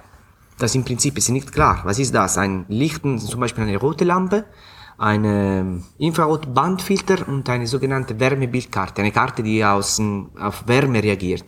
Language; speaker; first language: German; non-native, fluent; Italian